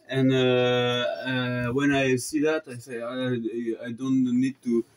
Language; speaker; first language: English; non-native, learner; French